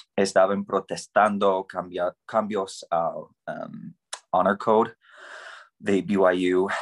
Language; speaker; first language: Spanish; non-native, fluent; English